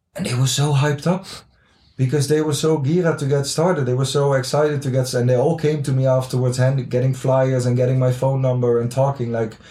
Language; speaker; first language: English; non-native, fluent; Dutch